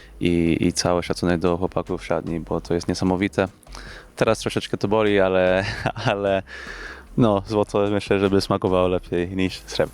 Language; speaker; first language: Polish; early bilingual, heritage; English